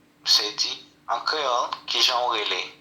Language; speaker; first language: French; non-native, local second language; Haitian Creole